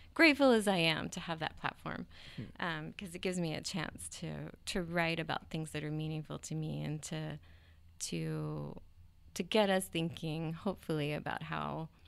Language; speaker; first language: English; native; English